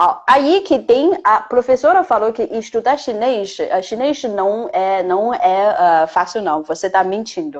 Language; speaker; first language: Portuguese; non-native, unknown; Chinese